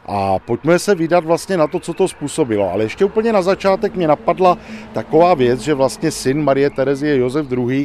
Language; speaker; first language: Czech; native; Czech